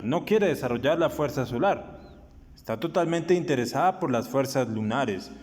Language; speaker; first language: Spanish; native; Spanish